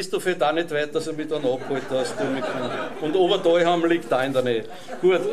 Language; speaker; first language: German; native; German